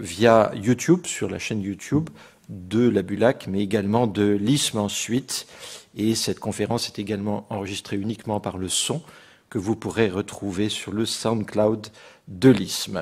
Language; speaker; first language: French; native; French